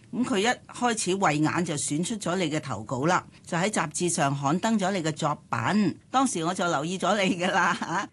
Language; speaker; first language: Cantonese; native; Cantonese